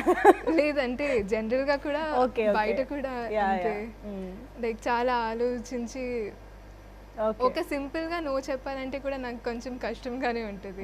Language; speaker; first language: Telugu; non-native, fluent; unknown